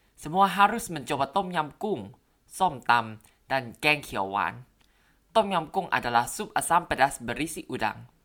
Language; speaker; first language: Indonesian; non-native, learner; Thai